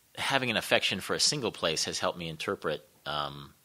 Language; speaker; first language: English; native; English